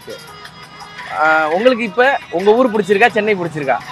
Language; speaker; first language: Tamil; native; Tamil